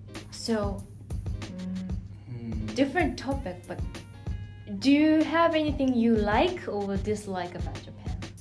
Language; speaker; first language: English; non-native, fluent; Japanese